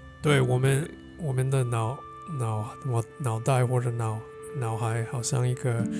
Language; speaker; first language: Chinese; non-native, fluent; English